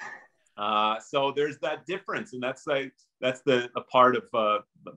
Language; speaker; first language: English; native; English